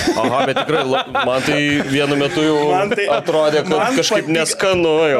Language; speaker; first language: Lithuanian; native; Lithuanian